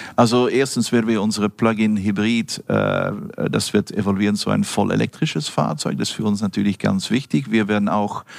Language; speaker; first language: German; non-native, fluent; Dutch